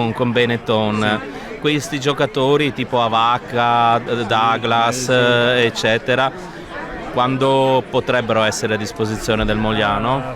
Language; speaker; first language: Italian; native; Italian